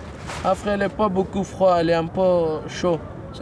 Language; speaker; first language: French; non-native, learner; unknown